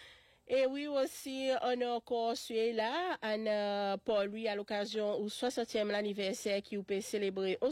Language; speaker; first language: French; non-native, local second language; Seselwa Creole French